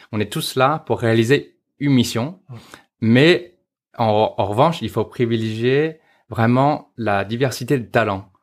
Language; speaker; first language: French; non-native, fluent; Chinese